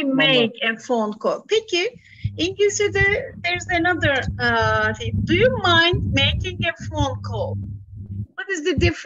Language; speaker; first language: English; non-native, fluent; Turkish